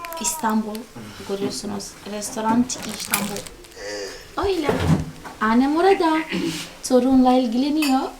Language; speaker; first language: Turkish; non-native, fluent; Portuguese